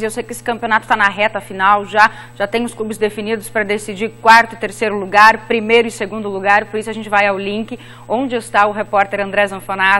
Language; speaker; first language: Portuguese; native; Portuguese